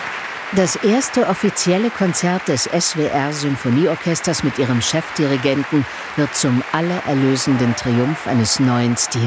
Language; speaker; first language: German; native; German